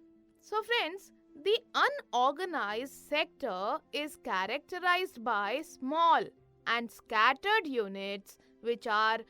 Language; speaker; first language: English; non-native, local second language; Hindi